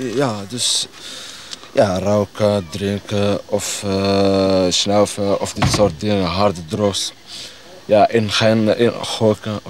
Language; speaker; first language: Dutch; non-native, learner; Arabic